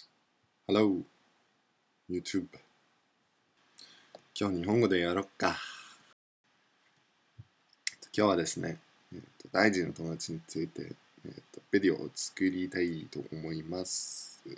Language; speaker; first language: Japanese; non-native, fluent; English